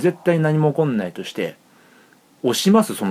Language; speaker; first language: Japanese; native; Japanese